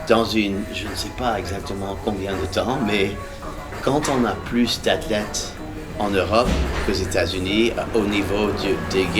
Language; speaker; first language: French; early bilingual, heritage; English